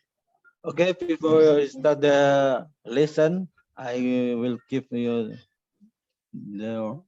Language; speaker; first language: English; non-native, learner; Indonesian